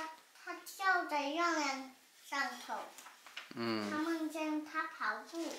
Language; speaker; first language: Chinese; early bilingual, heritage; Chinese